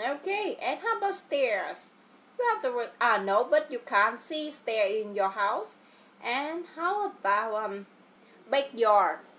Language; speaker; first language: English; non-native, fluent; Vietnamese